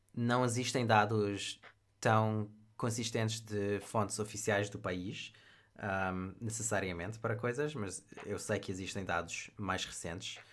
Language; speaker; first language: Portuguese; non-native, fluent; English